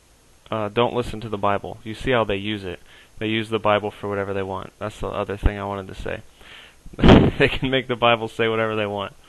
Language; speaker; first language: English; native; English